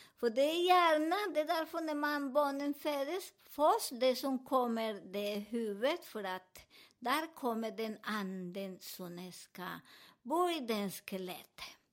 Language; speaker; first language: Swedish; non-native, fluent; Spanish